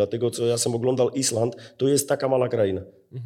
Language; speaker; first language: Polish; non-native, learner; Slovak